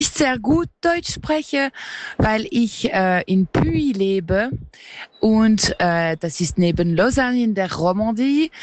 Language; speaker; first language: German; non-native, learner; Italian